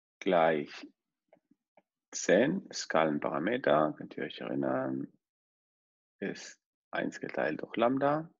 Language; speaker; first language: German; non-native, fluent; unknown